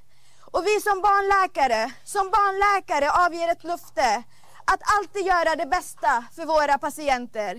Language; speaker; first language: Swedish; non-native, fluent; Arabic